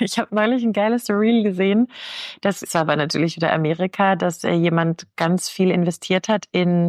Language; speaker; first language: German; native; German